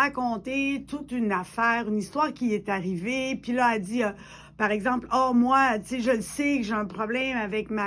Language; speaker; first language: French; native; French